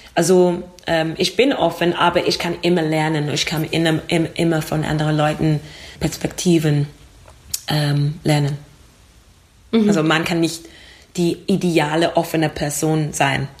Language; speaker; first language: German; non-native, learner; English